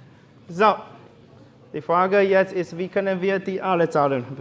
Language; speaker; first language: German; non-native, learner; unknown